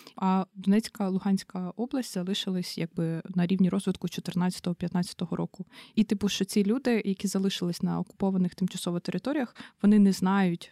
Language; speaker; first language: Ukrainian; native; Ukrainian